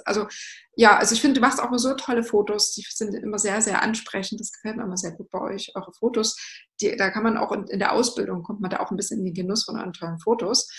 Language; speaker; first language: German; native; German